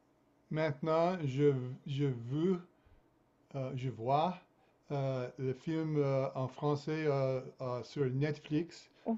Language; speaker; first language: French; non-native, fluent; English